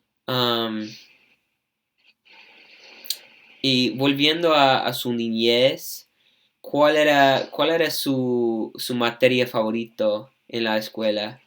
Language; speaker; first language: Spanish; non-native, fluent; English